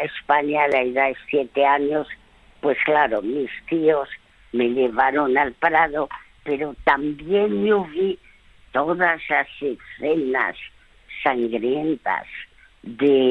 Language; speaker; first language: Spanish; early bilingual, other home language; French